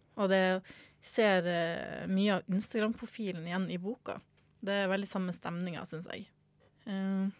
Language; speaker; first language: Norwegian; native; Norwegian